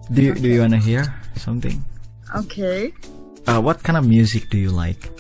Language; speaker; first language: English; non-native, fluent; Indonesian